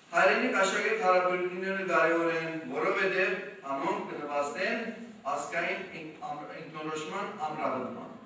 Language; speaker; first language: Armenian; early bilingual, heritage; Armenian